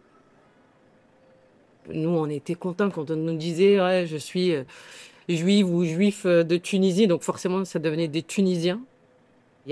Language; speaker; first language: French; native; French